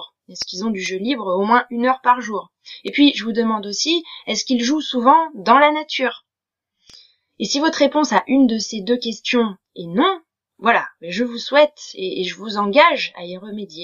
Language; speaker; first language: French; native; French